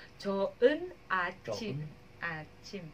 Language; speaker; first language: Korean; non-native, learner; Indonesian